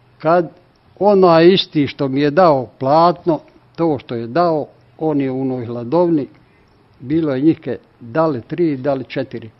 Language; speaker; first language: Serbian; native; Serbian